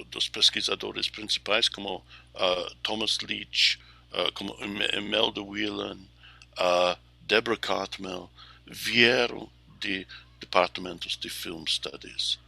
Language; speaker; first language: Portuguese; non-native, fluent; English